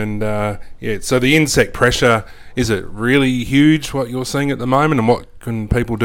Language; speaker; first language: English; native; English